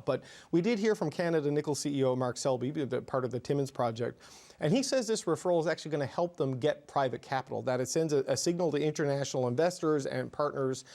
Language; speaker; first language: English; native; English